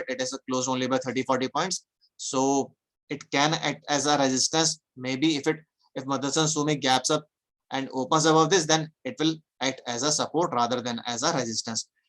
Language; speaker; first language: English; non-native, local second language; Hindi